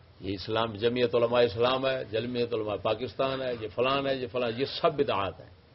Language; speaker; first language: Urdu; non-native, local second language; Punjabi